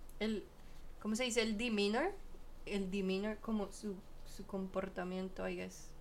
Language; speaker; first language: Spanish; early bilingual, heritage; Spanish